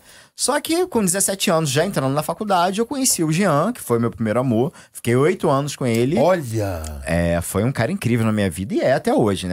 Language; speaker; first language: Portuguese; native; Portuguese